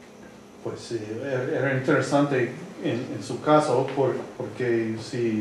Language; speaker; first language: Spanish; non-native, learner; English